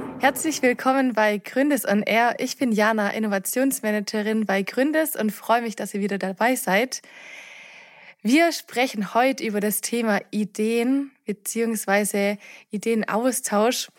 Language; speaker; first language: German; native; German